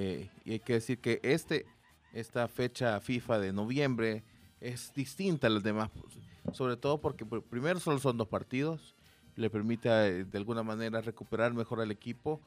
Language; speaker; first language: Spanish; native; Spanish